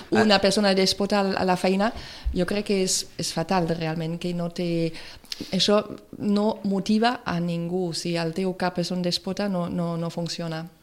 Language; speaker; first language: Catalan; non-native, local second language; Spanish